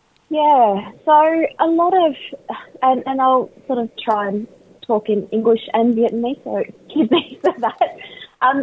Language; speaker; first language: English; early bilingual, other home language; Vietnamese